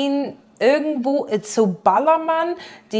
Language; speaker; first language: German; non-native, fluent; English